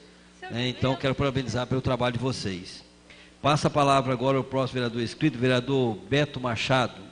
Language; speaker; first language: Portuguese; native; Portuguese